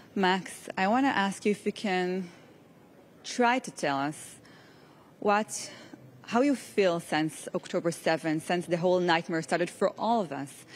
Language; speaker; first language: English; non-native, fluent; Hebrew